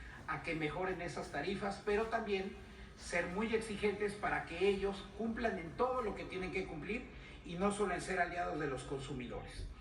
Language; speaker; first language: Spanish; native; Spanish